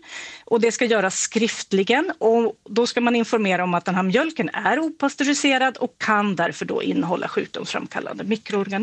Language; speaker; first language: Swedish; native; Swedish